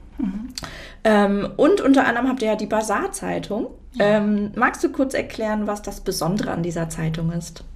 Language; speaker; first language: German; native; German